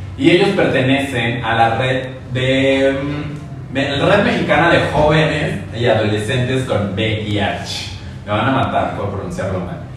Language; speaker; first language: Spanish; native; Spanish